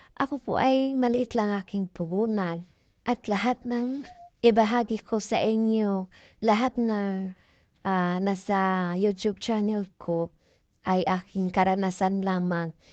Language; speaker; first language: Filipino; non-native, local second language; Cebuano